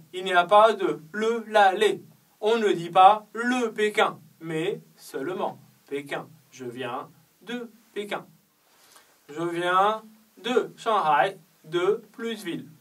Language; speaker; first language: French; non-native, fluent; Chinese